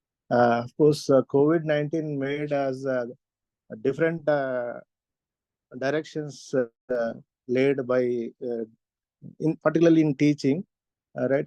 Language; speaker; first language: English; non-native, local second language; Telugu